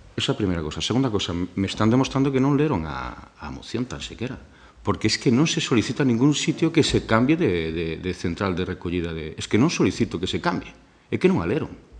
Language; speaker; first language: Galician; native; Galician